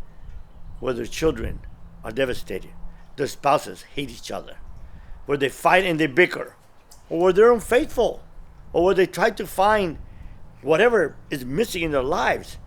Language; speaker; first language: English; early bilingual, other home language; Spanish